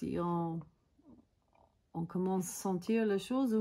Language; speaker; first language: French; non-native, learner; English